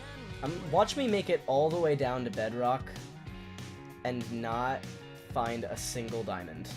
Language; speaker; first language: English; native; English